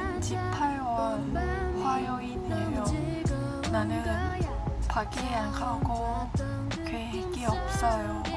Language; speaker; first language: Korean; non-native, learner; Thai